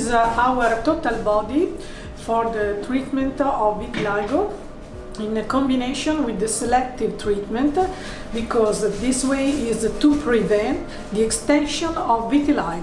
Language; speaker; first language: English; non-native, learner; Italian